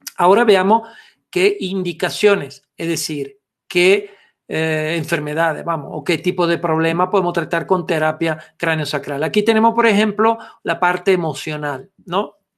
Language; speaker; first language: Spanish; non-native, fluent; Italian